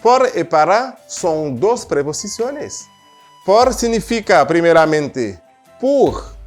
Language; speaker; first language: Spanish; non-native, fluent; Haitian Creole